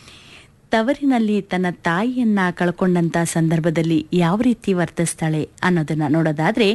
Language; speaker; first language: Kannada; native; Kannada